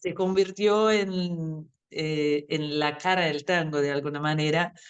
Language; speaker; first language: Spanish; non-native, fluent; Portuguese